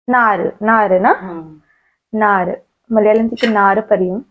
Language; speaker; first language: Malayalam; native; Malayalam